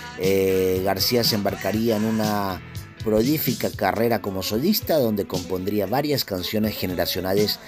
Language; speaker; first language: Spanish; native; Spanish